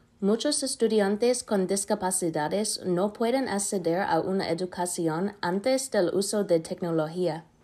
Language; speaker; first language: Spanish; non-native, learner; English